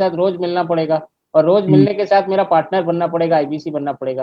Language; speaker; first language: Hindi; native; Hindi